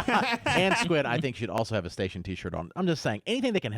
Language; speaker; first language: English; native; English